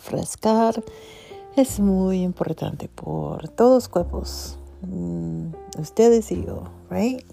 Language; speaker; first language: Spanish; non-native, learner; English